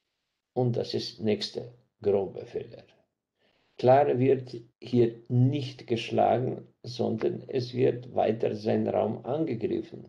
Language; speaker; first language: German; non-native, fluent; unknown